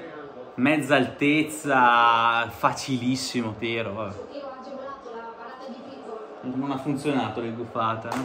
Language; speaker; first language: Italian; native; Italian